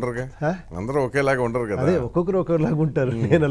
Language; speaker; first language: Telugu; native; Telugu